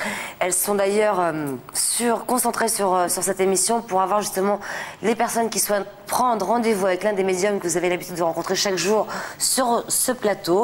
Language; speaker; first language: French; native; French